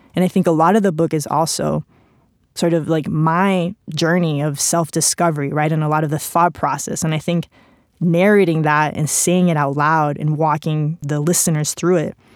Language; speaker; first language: English; non-native, fluent; Spanish